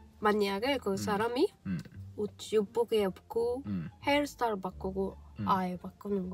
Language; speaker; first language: Korean; non-native, learner; Arabic